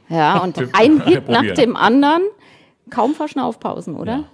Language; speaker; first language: German; native; German